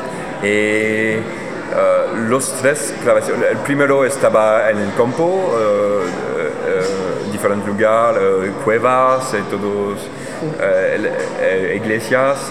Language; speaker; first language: Spanish; non-native, learner; French